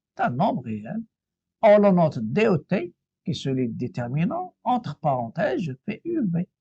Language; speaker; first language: French; non-native, local second language; Arabic